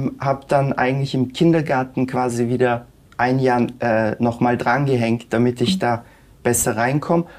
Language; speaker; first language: German; early bilingual, other home language; Turkish